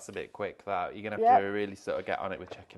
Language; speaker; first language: English; native; English